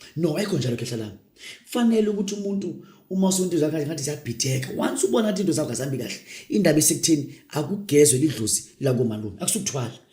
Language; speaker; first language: Zulu; non-native, local second language; Northern Sotho